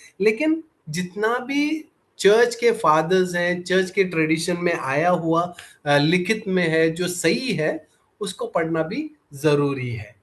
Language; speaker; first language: Hindi; non-native, local second language; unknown